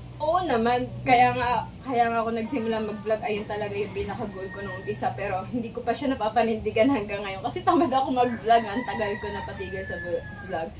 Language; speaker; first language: Filipino; native; Filipino